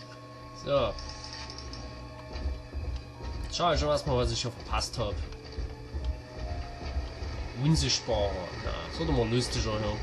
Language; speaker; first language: German; native; German